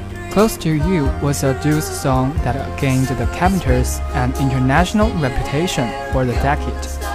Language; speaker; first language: English; non-native, fluent; Chinese